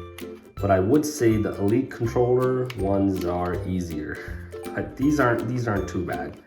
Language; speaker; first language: English; native; English